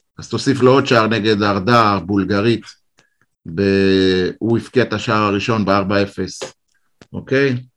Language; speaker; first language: Hebrew; native; Hebrew